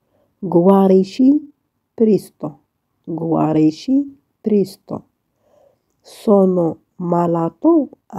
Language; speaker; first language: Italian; non-native, fluent; Arabic